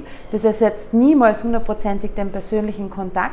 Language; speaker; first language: German; native; German